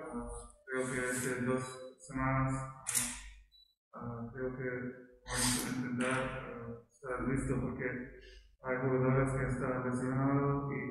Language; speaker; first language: Spanish; non-native, learner; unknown